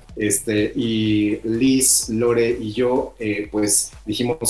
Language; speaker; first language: Spanish; native; Spanish